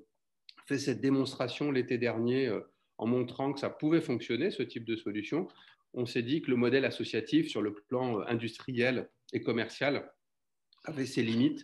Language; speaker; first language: French; native; French